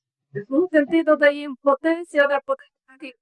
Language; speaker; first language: Spanish; non-native, learner; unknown